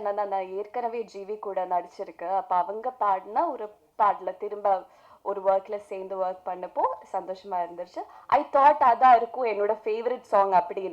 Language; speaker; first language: Tamil; non-native, fluent; Malayalam